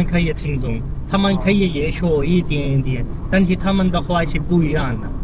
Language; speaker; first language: Chinese; non-native, learner; Urdu